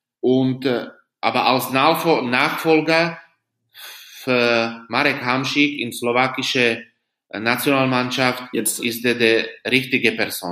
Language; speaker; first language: German; non-native, learner; Slovak